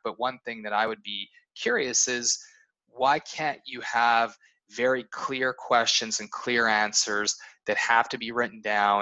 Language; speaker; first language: English; native; English